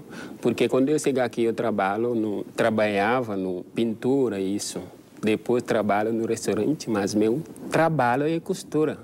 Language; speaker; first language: Portuguese; non-native, learner; Wolof